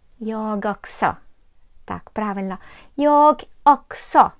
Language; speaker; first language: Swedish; non-native, fluent; Ukrainian